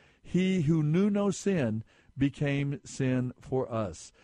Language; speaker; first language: English; native; English